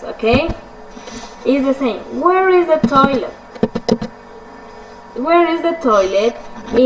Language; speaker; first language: English; non-native, fluent; Spanish